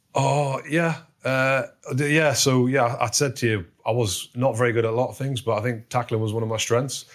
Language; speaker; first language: English; native; English